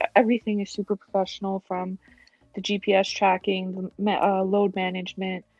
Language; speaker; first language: English; native; English